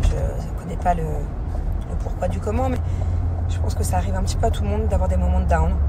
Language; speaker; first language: French; native; French